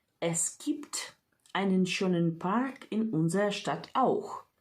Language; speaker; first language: German; non-native, fluent; Ukrainian